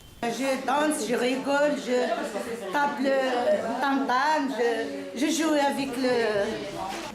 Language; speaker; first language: French; non-native, learner; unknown